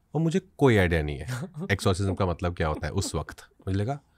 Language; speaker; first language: Hindi; native; Hindi